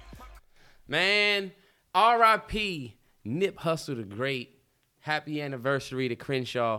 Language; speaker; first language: English; native; English